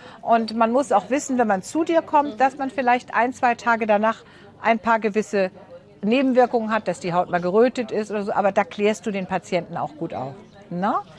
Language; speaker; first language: German; native; German